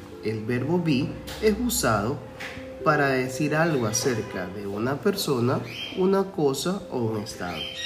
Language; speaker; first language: Spanish; native; Spanish